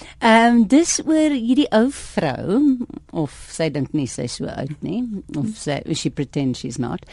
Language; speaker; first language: Afrikaans; non-native, fluent; English